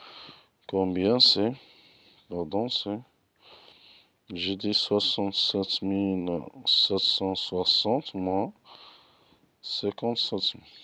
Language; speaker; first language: French; non-native, local second language; Arabic